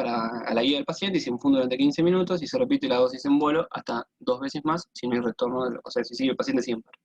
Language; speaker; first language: Spanish; native; Spanish